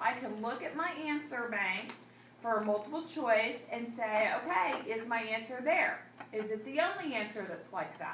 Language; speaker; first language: English; native; English